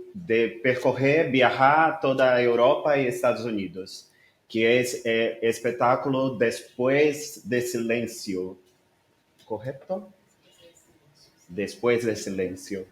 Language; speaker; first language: Spanish; non-native, learner; Portuguese